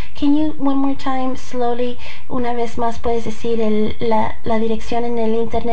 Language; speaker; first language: Spanish; early bilingual, heritage; Spanish